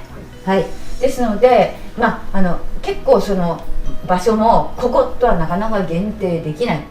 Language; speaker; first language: Japanese; native; Japanese